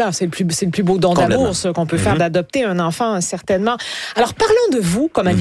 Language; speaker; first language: French; native; French